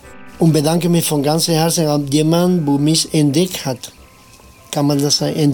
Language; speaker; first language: German; non-native, fluent; Spanish